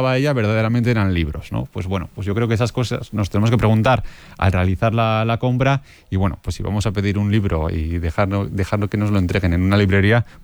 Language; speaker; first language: Spanish; native; Spanish